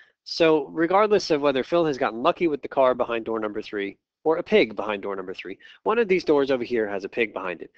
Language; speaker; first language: English; native; English